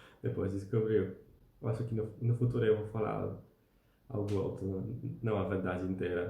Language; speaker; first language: Portuguese; non-native, fluent; Polish